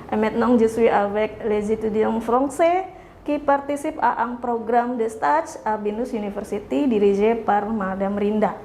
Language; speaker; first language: French; non-native, learner; Indonesian